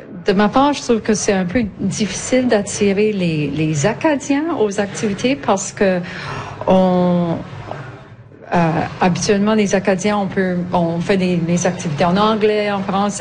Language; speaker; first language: French; native; French